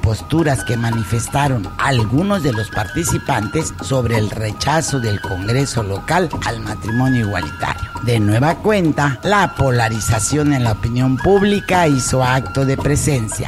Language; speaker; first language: Spanish; native; Spanish